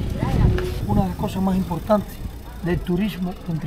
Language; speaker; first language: Spanish; native; Spanish